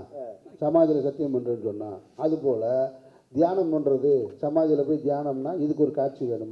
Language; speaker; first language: Tamil; native; Tamil